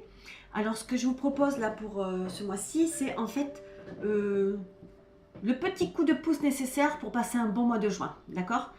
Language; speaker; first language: French; native; French